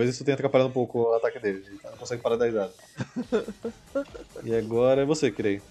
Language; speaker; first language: Portuguese; native; Portuguese